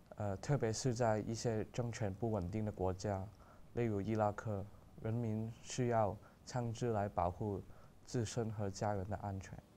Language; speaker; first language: Chinese; non-native, local second language; Cantonese